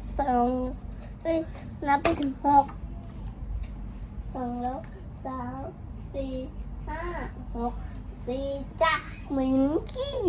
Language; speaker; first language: Thai; native; Thai